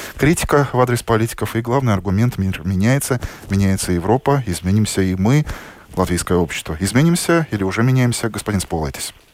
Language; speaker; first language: Russian; native; Russian